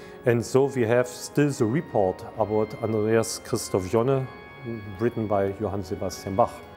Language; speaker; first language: English; non-native, fluent; German